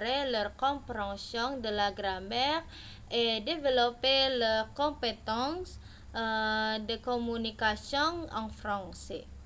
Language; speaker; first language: French; non-native, learner; Indonesian